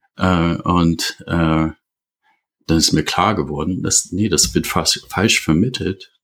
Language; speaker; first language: German; non-native, fluent; English